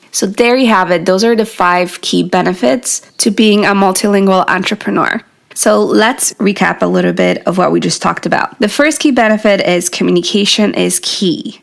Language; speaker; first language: English; non-native, fluent; Polish